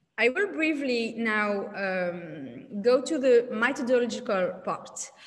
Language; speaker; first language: English; non-native, learner; Arabic